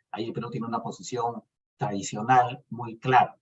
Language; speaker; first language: Spanish; native; Spanish